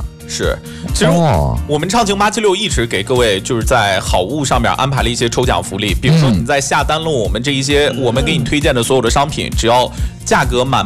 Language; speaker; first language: Chinese; native; Chinese